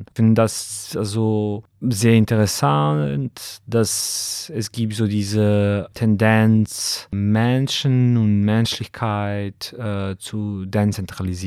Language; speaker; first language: German; non-native, fluent; Serbian